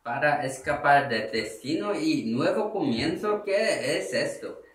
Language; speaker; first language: Spanish; non-native, learner; Korean